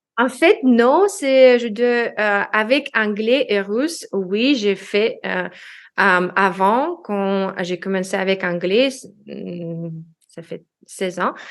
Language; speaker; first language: French; non-native, learner; Russian